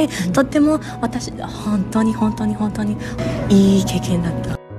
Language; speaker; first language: Japanese; non-native, learner; English